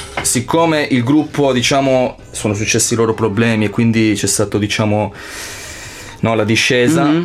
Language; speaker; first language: Italian; native; Italian